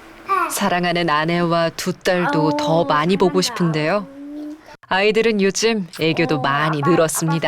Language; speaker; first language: Korean; native; Korean